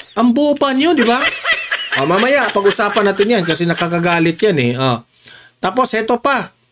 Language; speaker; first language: Filipino; non-native, local second language; Cebuano